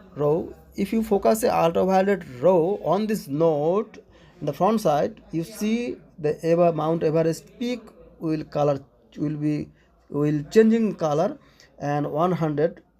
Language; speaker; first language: English; non-native, local second language; Bangla